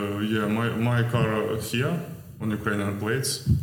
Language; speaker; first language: English; non-native, learner; Ukrainian